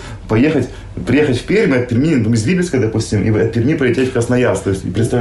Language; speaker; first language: Russian; native; Russian